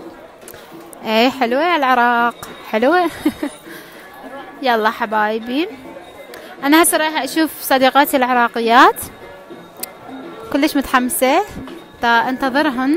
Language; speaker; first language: Arabic; non-native, fluent; Persian